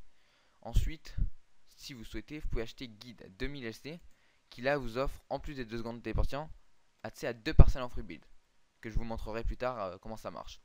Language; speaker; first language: French; native; French